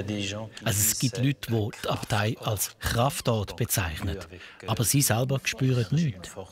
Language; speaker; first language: German; native; German